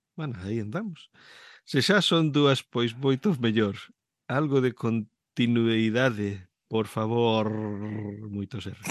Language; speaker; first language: Galician; early bilingual, heritage; Galician